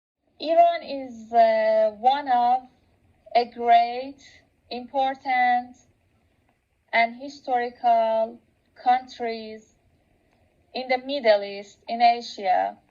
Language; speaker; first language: English; non-native, local second language; Persian